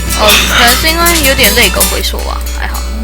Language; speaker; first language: Chinese; native; Chinese